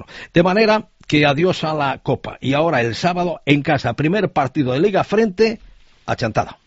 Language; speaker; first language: Spanish; native; Spanish